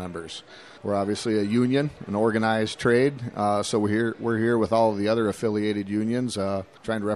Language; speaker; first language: English; native; English